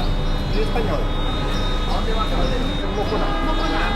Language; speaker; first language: Spanish; non-native, learner; Italian